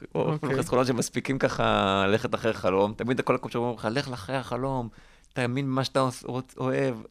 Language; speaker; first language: Hebrew; native; Hebrew